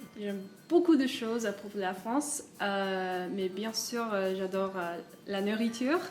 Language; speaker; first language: French; non-native, fluent; English